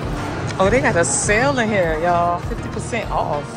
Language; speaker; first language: English; native; English